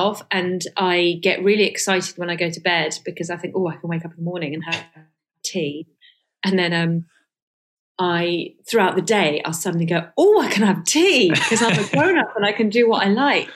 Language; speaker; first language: English; early bilingual, other home language; Persian